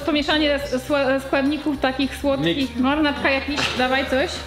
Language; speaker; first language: Polish; native; Polish